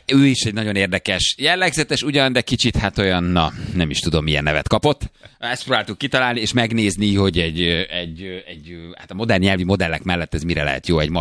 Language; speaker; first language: Hungarian; native; Hungarian